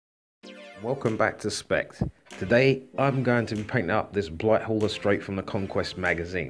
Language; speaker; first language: English; native; English